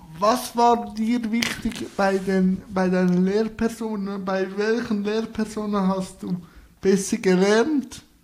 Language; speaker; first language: German; native; German